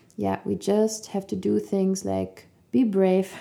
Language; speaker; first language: English; non-native, fluent; German